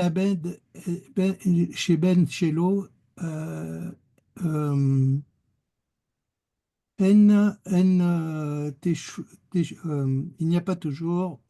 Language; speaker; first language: Hebrew; non-native, learner; French